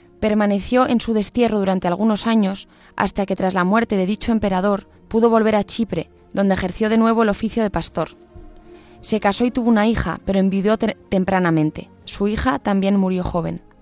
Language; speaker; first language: Spanish; native; Spanish